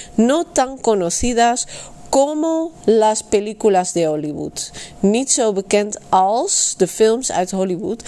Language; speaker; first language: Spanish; non-native, fluent; Dutch